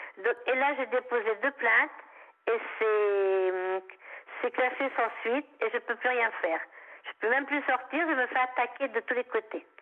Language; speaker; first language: French; native; French